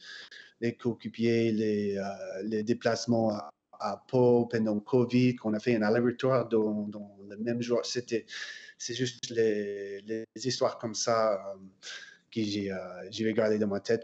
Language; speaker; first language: French; non-native, fluent; English